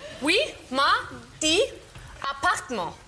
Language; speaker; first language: French; non-native, learner; German